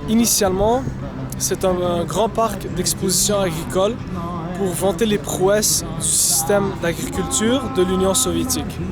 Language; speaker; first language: French; non-native, local second language; Arabic